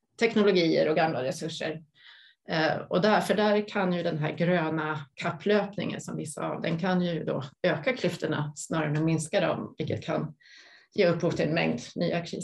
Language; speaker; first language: Swedish; native; Swedish